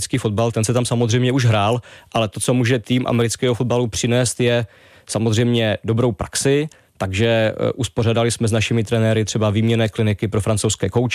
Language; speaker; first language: Czech; native; Czech